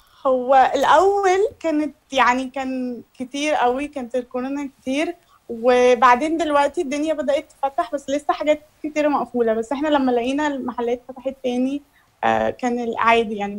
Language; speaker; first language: Arabic; native; Arabic